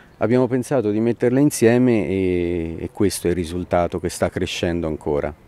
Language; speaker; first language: Italian; native; Italian